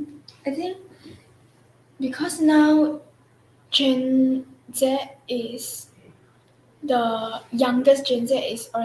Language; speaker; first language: English; non-native, local second language; Chinese